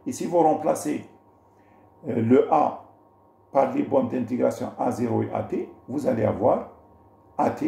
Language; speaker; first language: French; non-native, local second language; Arabic